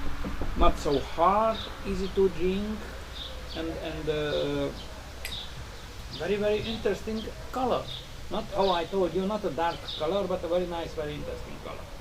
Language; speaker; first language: English; non-native, learner; Romanian